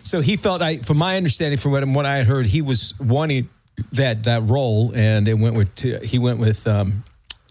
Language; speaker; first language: English; native; English